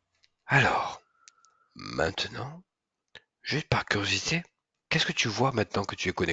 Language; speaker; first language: French; native; French